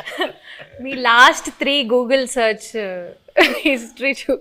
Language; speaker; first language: Telugu; native; Telugu